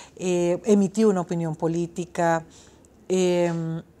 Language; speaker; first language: Spanish; native; Spanish